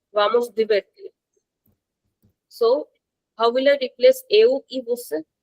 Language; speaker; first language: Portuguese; non-native, fluent; Hindi